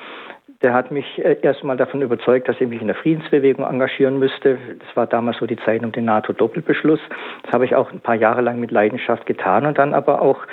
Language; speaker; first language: German; native; German